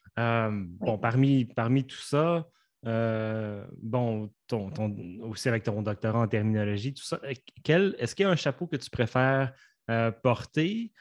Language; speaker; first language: French; native; French